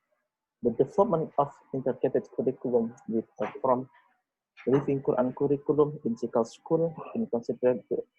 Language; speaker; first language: English; non-native, learner; Indonesian